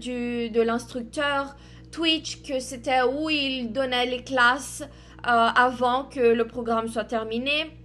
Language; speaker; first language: French; non-native, fluent; Portuguese